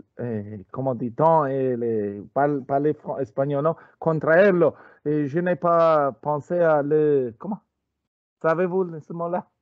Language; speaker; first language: French; non-native, learner; Spanish